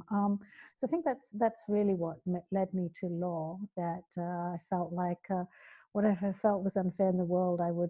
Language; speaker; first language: English; native; English